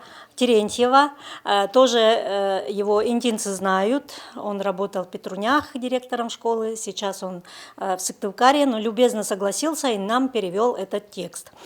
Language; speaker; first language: Russian; native; Russian